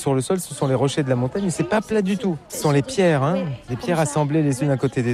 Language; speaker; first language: French; native; French